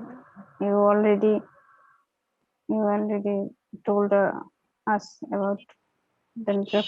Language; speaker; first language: English; non-native, learner; Bangla